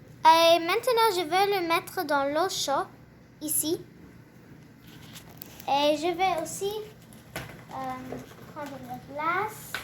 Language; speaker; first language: French; non-native, learner; English